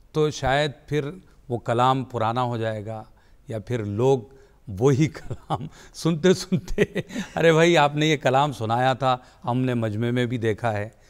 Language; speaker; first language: Urdu; native; Urdu